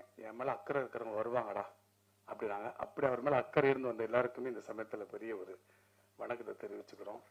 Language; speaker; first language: Tamil; native; Tamil